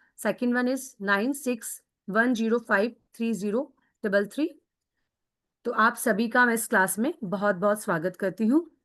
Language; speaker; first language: Hindi; native; Hindi